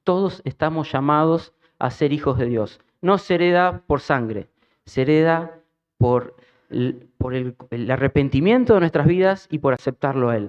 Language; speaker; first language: Spanish; native; Spanish